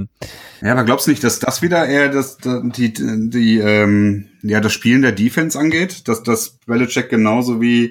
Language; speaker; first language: German; native; German